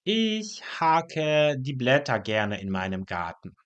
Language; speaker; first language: German; non-native, fluent; Polish